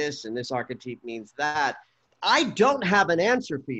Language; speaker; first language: English; native; English